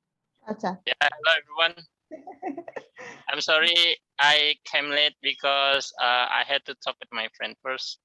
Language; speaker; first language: English; non-native, learner; Indonesian